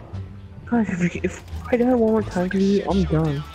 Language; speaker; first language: English; native; English